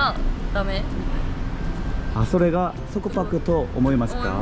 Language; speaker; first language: Japanese; non-native, learner; Korean